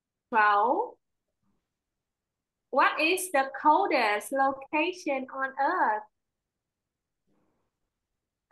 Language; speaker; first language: English; non-native, fluent; Vietnamese